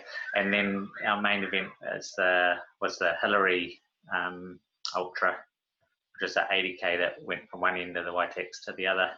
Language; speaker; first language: English; native; English